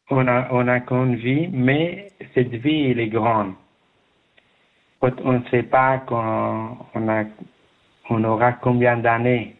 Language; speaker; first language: French; non-native, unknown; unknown